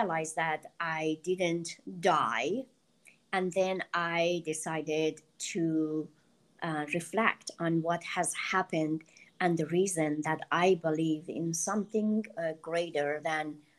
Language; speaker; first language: English; non-native, fluent; Persian